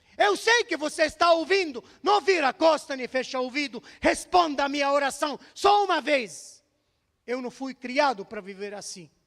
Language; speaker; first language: Portuguese; non-native, fluent; Arabic